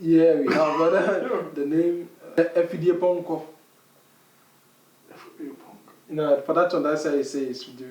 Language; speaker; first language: English; non-native, local second language; Akan